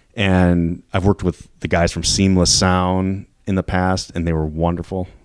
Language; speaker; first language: English; native; English